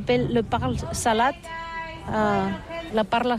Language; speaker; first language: French; non-native, learner; Catalan